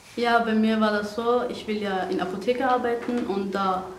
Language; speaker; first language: German; non-native, fluent; Persian